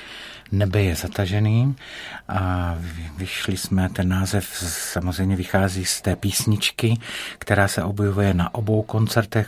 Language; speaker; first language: Czech; native; Czech